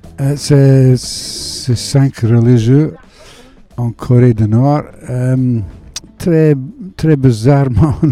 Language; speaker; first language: French; non-native, fluent; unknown